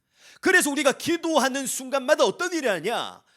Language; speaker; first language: Korean; native; Korean